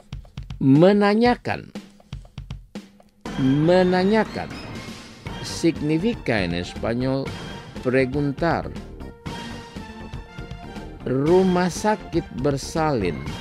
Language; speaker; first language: Spanish; non-native, fluent; Indonesian